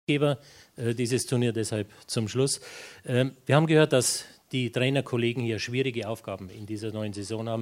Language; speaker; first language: German; native; German